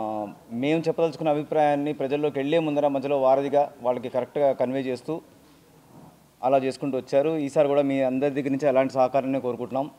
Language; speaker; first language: Telugu; native; Telugu